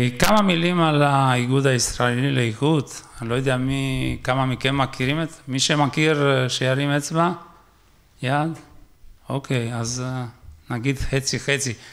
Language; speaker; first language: Hebrew; native; Hebrew